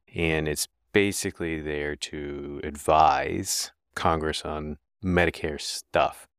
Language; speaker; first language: English; native; English